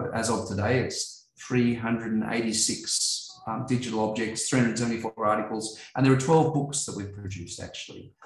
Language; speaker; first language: English; native; English